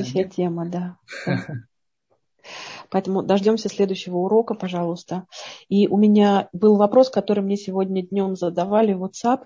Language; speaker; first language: Russian; native; Russian